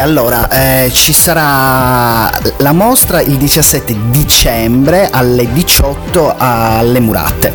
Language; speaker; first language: Italian; native; Italian